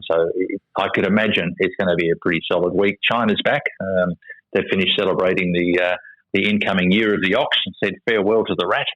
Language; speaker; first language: English; native; English